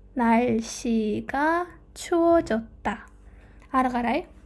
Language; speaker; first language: Korean; non-native, fluent; Kazakh